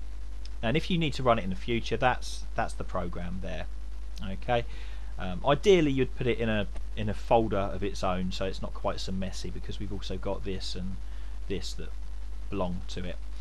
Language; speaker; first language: English; native; English